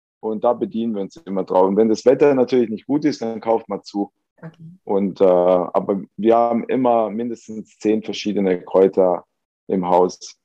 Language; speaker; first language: German; early bilingual, other home language; Italian